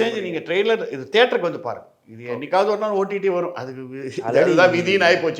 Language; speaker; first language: Tamil; native; Tamil